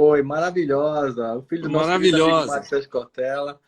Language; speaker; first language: Portuguese; native; Portuguese